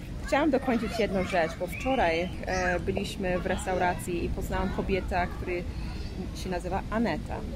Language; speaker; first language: Polish; non-native, fluent; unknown